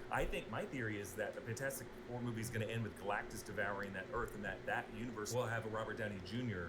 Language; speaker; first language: English; native; English